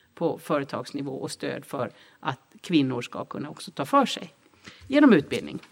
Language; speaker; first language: Swedish; native; Swedish